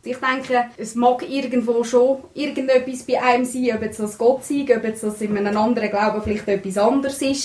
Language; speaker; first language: German; native; German